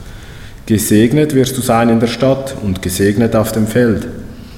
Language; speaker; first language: German; native; German